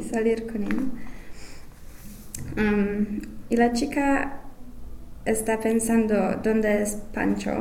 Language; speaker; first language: Spanish; non-native, learner; English